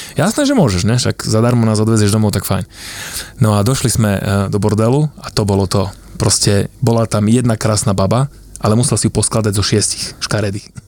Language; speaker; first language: Slovak; native; Slovak